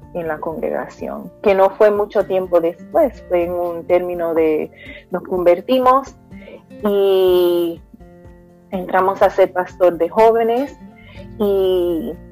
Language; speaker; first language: Spanish; early bilingual, heritage; Spanish